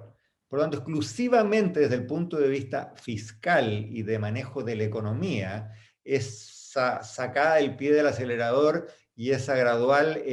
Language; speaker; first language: Spanish; native; Spanish